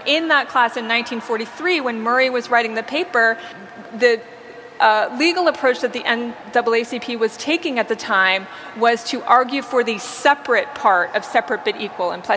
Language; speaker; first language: English; native; English